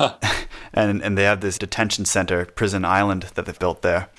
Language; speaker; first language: English; native; English